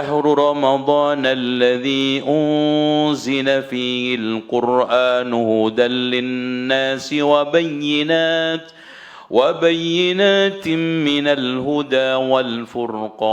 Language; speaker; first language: Indonesian; native; Indonesian